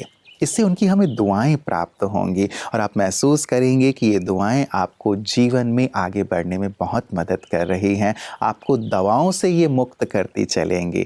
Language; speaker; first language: Hindi; native; Hindi